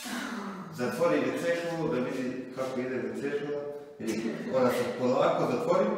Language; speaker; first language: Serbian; early bilingual, heritage; Serbian